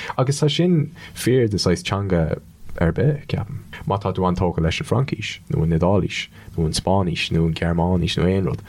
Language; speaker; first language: Irish; non-native, local second language; English